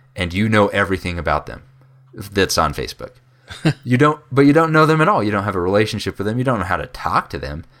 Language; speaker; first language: English; native; English